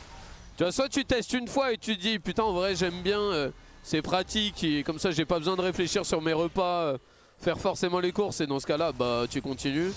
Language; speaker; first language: French; native; French